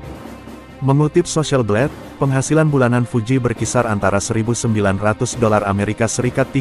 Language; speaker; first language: Indonesian; native; Indonesian